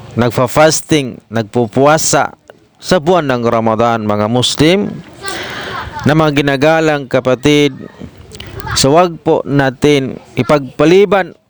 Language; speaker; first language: Filipino; non-native, local second language; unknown